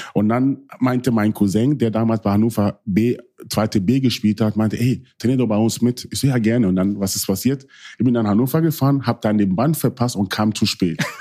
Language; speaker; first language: German; early bilingual, other home language; Akan